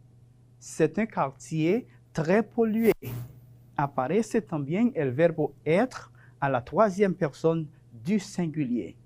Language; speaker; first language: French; non-native, fluent; Spanish